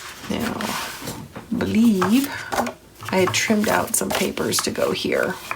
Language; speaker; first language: English; native; English